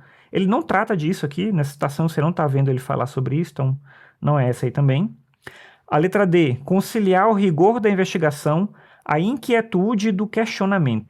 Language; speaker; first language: Portuguese; native; Portuguese